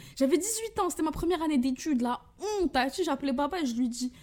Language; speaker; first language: French; early bilingual, other home language; Arabic